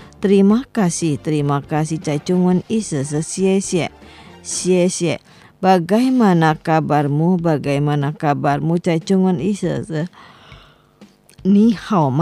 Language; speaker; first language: Chinese; non-native, learner; Indonesian